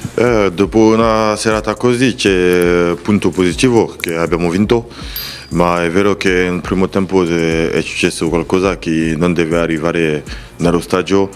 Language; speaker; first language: Italian; non-native, fluent; French